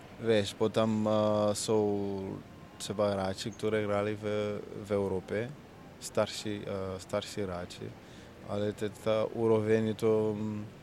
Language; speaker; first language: Czech; non-native, learner; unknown